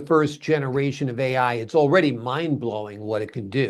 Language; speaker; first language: English; native; English